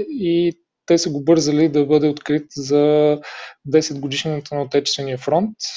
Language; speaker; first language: Bulgarian; native; Bulgarian